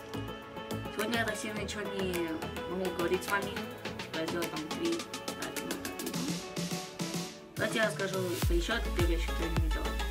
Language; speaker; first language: Russian; early bilingual, heritage; Russian